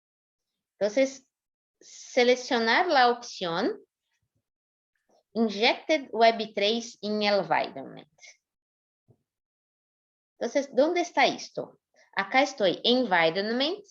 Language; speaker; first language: Spanish; non-native, fluent; Portuguese